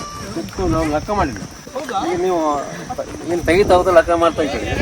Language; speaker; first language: Kannada; native; Kannada